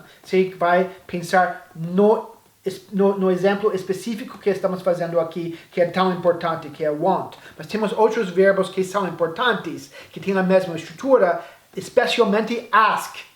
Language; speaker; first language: Portuguese; non-native, fluent; English